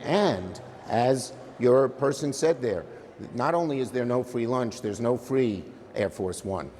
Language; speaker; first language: English; native; English